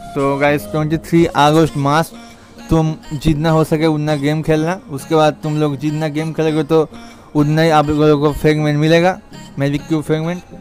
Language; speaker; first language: Hindi; non-native, local second language; Bangla